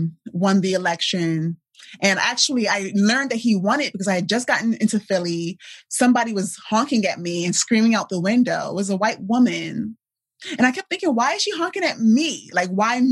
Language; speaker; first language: English; native; English